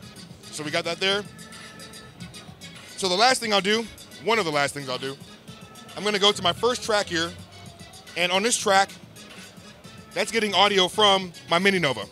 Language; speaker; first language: English; native; English